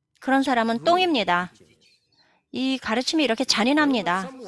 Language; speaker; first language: Korean; native; Korean